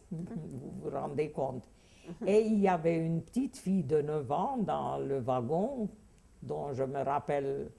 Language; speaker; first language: French; non-native, fluent; Hungarian